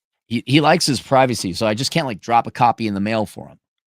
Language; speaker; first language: English; native; English